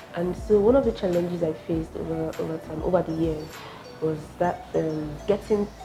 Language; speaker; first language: English; non-native, local second language; Yoruba